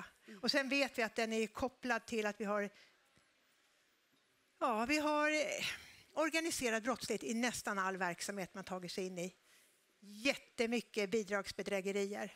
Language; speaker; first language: Swedish; native; Swedish